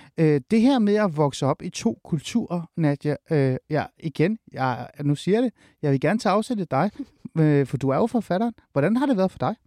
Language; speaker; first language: Danish; early bilingual, other home language; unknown